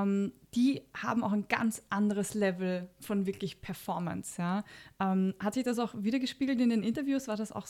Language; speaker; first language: German; native; German